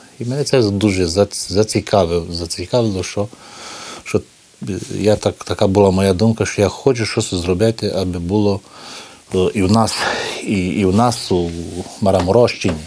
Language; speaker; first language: Ukrainian; early bilingual, heritage; Ukrainian